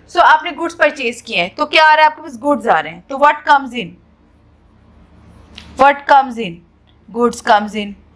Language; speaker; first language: Hindi; native; Hindi